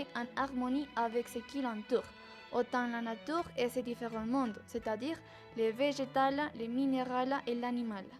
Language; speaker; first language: French; non-native, learner; Spanish